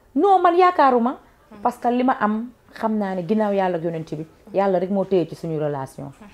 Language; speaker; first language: Wolof; non-native, local second language; Fula